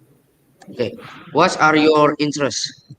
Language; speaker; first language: English; non-native, learner; Indonesian